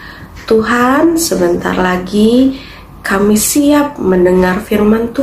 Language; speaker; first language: Indonesian; native; Indonesian